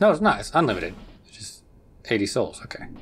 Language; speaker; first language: English; native; English